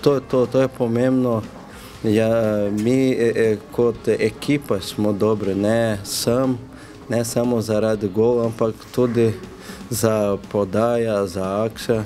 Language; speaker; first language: Slovenian; non-native, learner; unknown